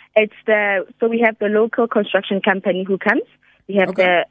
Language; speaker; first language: English; non-native, local second language; Northern Sotho